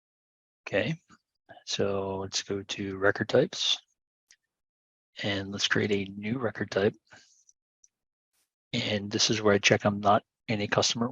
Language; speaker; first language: English; native; English